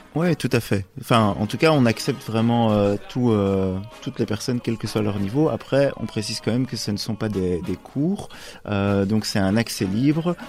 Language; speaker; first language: French; native; French